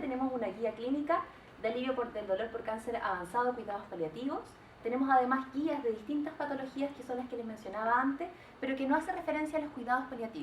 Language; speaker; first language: Spanish; native; Spanish